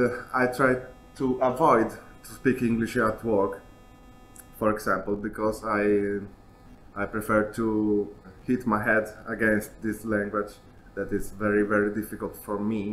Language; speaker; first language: English; non-native, learner; Italian